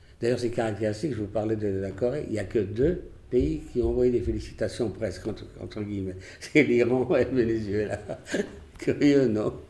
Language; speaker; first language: French; early bilingual, other home language; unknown